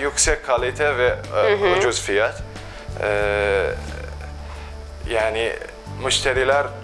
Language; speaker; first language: Turkish; non-native, local second language; Arabic